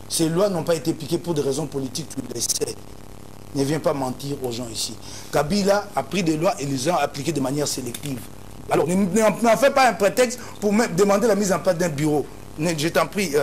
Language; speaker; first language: French; non-native, local second language; Lingala